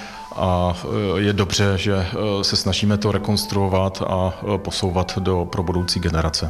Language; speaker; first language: Czech; native; Czech